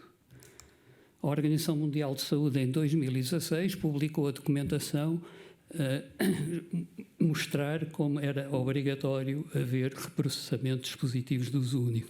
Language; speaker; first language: Portuguese; native; Portuguese